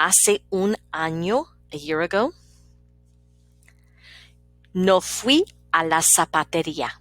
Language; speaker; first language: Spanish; non-native, fluent; English